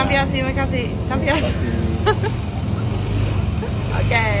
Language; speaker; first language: Indonesian; non-native, fluent; Thai